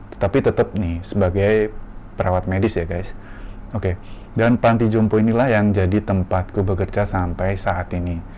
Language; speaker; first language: Indonesian; native; Indonesian